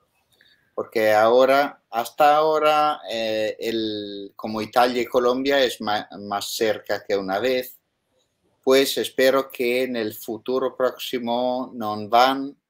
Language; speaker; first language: Spanish; non-native, fluent; Italian